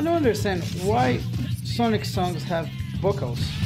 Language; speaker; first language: English; non-native, fluent; Portuguese